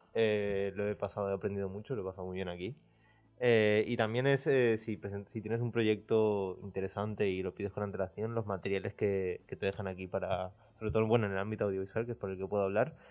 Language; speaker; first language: Spanish; native; Spanish